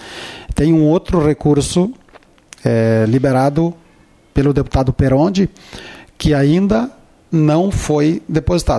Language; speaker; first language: Portuguese; native; Portuguese